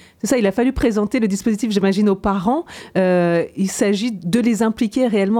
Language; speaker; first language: French; native; French